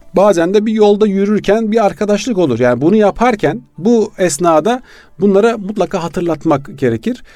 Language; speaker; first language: Turkish; native; Turkish